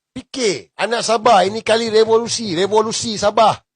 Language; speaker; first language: Malay; native; Malay